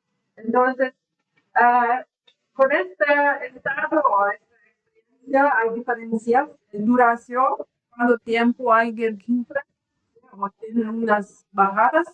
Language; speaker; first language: Spanish; non-native, learner; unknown